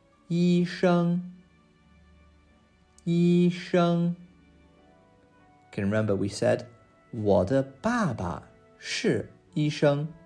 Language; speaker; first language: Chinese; non-native, fluent; English